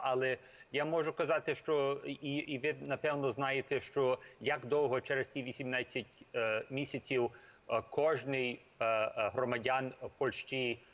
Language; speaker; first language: Ukrainian; early bilingual, heritage; English